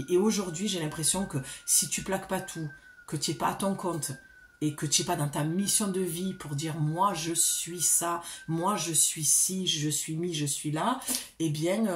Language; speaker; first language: French; native; French